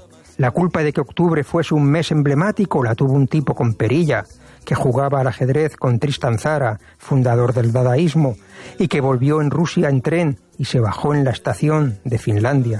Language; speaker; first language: Spanish; native; Spanish